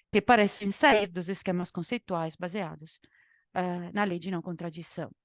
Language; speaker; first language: Portuguese; non-native, fluent; Italian